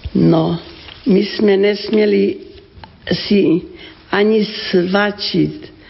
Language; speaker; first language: Czech; native; Czech